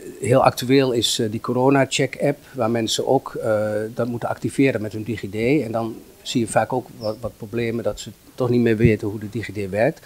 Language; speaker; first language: Dutch; native; Dutch